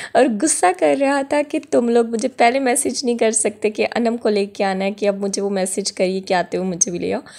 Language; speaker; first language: Urdu; non-native, local second language; Punjabi